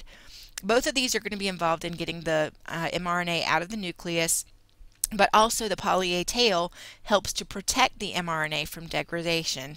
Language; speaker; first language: English; native; English